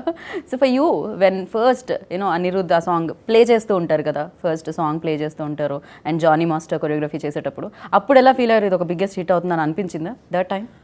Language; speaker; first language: Telugu; native; Telugu